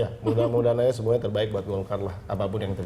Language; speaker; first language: Indonesian; native; Indonesian